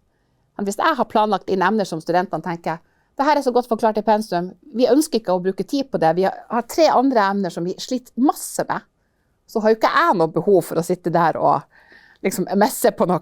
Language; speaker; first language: Norwegian; native; Norwegian